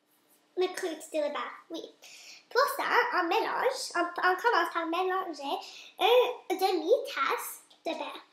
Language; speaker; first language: French; non-native, local second language; English